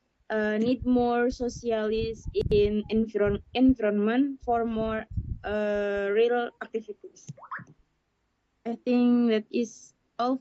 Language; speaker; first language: English; non-native, learner; Indonesian